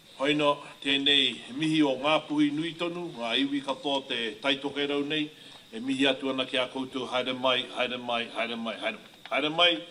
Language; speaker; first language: Māori; native; Māori